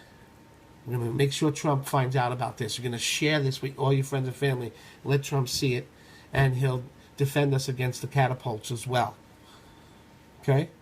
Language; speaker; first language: English; native; English